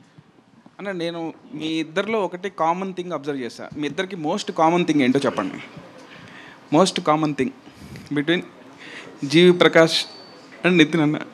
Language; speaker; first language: Telugu; native; Telugu